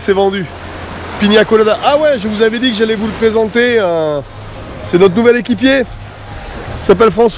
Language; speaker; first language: French; native; French